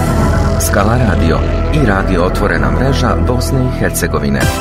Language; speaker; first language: Croatian; native; Croatian